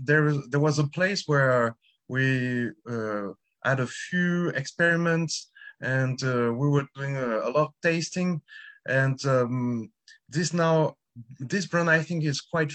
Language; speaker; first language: English; non-native, fluent; French